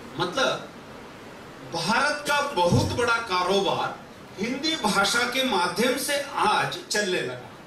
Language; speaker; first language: Hindi; non-native, local second language; Kannada